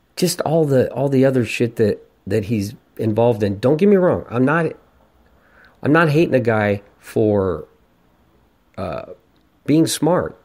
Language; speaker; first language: English; native; English